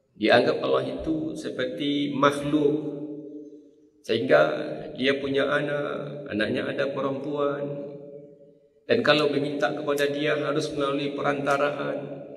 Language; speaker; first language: Malay; non-native, local second language; Minangkabau